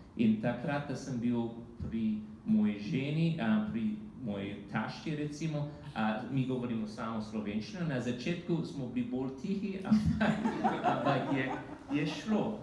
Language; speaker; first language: Slovenian; non-native, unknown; English